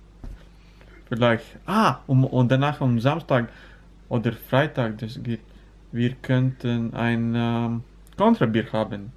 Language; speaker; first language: German; non-native, learner; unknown